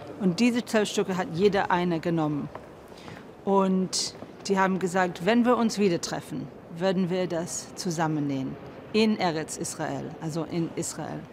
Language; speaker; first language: German; non-native, fluent; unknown